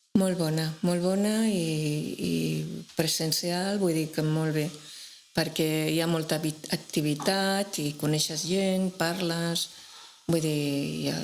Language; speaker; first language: Catalan; non-native, local second language; Spanish